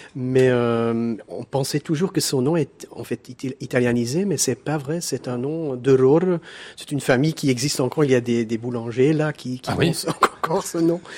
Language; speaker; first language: French; native; French